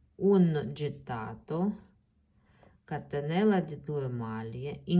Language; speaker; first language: Italian; non-native, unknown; Ukrainian